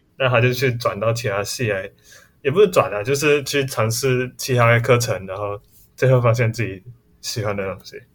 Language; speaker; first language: Chinese; native; Chinese